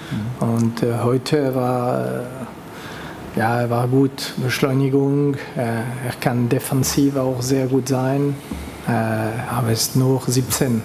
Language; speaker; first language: German; non-native, local second language; French